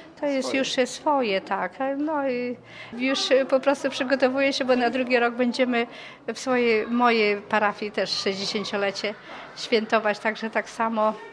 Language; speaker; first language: Polish; non-native, local second language; Ukrainian